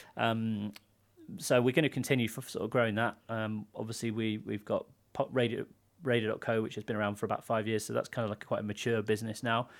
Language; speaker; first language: English; native; English